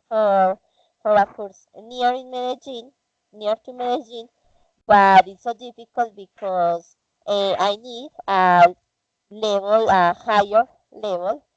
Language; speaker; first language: English; non-native, fluent; Spanish